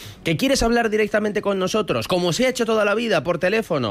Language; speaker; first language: Spanish; native; Spanish